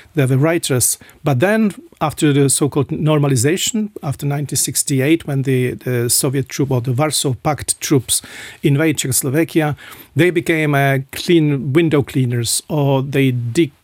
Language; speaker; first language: English; non-native, fluent; Czech